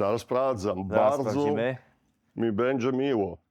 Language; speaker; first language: Polish; non-native, learner; Italian